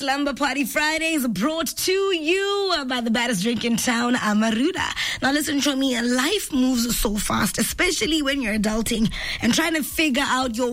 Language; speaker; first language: English; non-native, local second language; Tswana